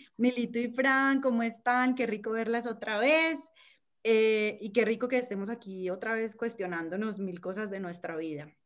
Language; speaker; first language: Spanish; native; Spanish